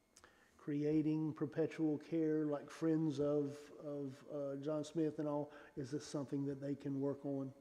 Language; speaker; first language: English; native; English